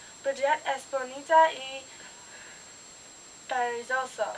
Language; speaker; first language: Spanish; non-native, learner; English